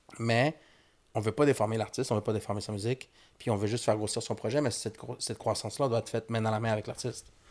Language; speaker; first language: French; early bilingual, other home language; Spanish